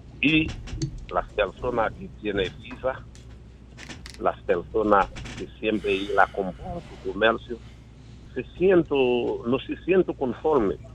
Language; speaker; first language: Spanish; non-native, learner; Haitian Creole